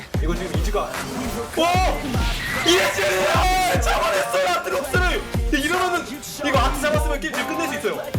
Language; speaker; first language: Korean; native; Korean